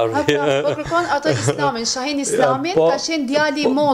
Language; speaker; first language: Albanian; native; Albanian